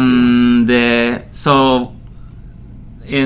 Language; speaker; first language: English; non-native, fluent; Spanish